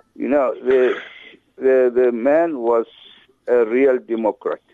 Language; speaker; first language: English; non-native, fluent; Arabic